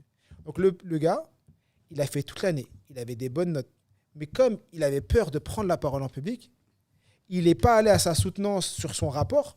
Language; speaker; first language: French; native; French